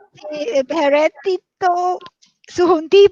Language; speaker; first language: Spanish; non-native, learner; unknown